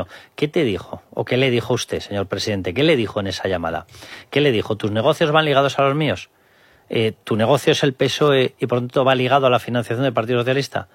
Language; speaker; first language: Spanish; native; Spanish